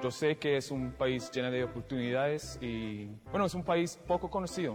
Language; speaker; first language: Spanish; non-native, fluent; English